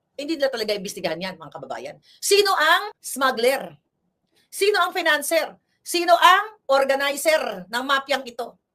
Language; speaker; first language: Filipino; non-native, local second language; Cebuano